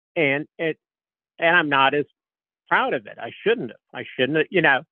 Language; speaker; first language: English; native; English